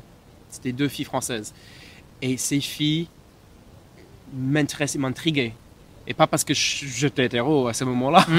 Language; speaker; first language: French; non-native, fluent; English